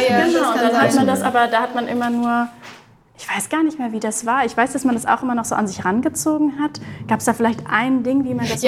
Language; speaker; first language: German; native; German